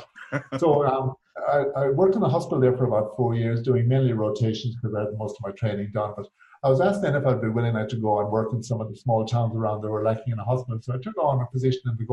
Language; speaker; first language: English; native; English